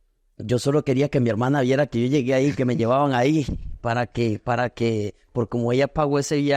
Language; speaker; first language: Spanish; native; Spanish